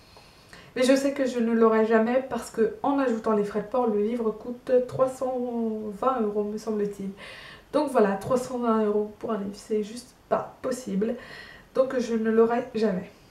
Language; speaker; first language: French; native; French